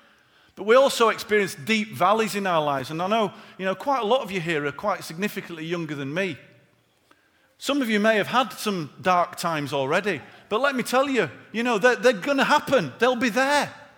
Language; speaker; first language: English; native; English